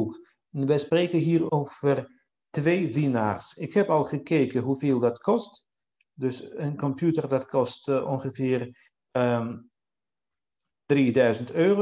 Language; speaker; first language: Dutch; non-native, fluent; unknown